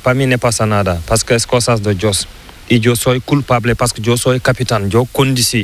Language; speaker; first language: Spanish; non-native, learner; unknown